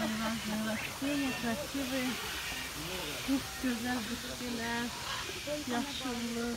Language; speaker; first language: Russian; non-native, fluent; Azerbaijani